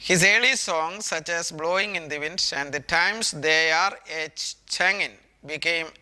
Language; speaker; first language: English; non-native, local second language; Malayalam